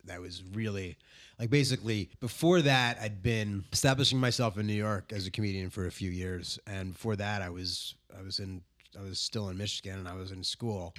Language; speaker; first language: English; native; English